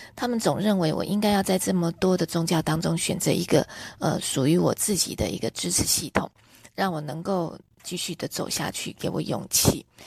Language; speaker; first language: Chinese; native; Chinese